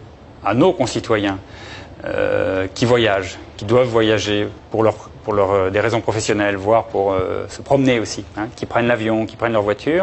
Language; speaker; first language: French; native; French